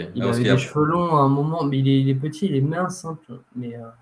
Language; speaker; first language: French; native; French